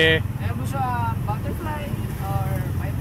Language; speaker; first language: English; non-native, local second language; Cebuano